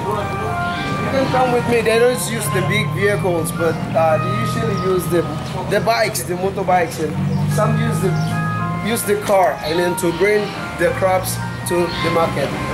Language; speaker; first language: English; non-native, learner; Indonesian